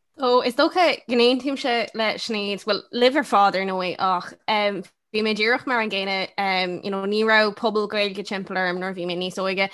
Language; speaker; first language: Irish; non-native, local second language; English